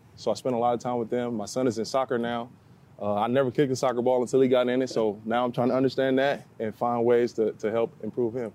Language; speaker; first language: English; native; English